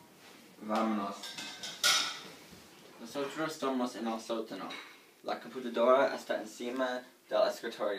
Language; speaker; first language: Spanish; non-native, learner; English